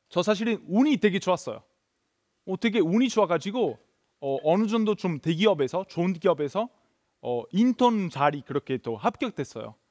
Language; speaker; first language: Korean; non-native, fluent; Italian